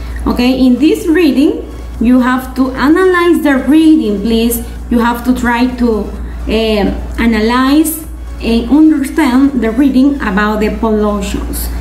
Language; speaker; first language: English; non-native, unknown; Spanish